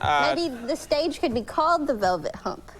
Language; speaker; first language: English; native; English